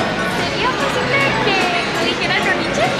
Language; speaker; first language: Spanish; native; Spanish